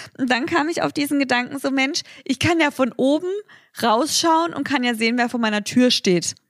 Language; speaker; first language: German; native; German